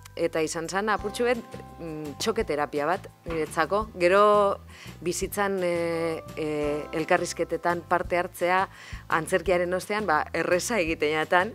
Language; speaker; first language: Basque; non-native, local second language; Spanish